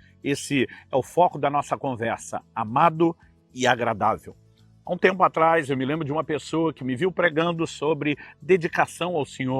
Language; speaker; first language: Portuguese; native; Portuguese